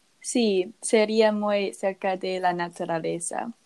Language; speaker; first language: Spanish; non-native, learner; English